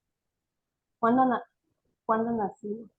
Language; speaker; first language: Spanish; native; Spanish